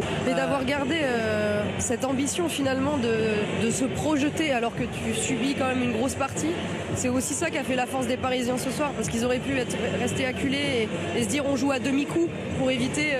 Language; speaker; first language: French; native; French